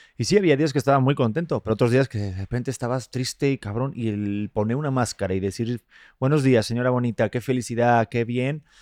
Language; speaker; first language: Spanish; native; Spanish